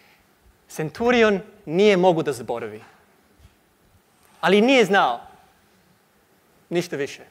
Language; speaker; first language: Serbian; non-native, learner; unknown